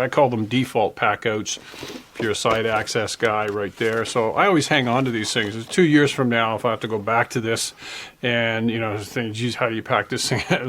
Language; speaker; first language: English; native; English